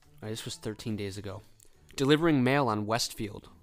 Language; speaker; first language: English; native; English